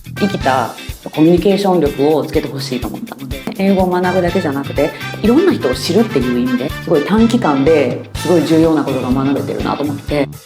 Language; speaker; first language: Japanese; native; Japanese